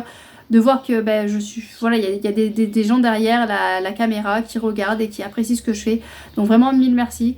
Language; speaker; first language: French; native; French